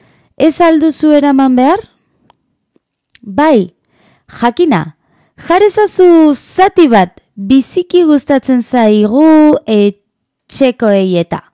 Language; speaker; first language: Basque; non-native, learner; Spanish